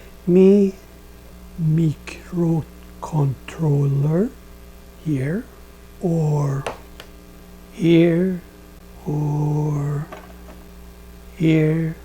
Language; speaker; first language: English; non-native, learner; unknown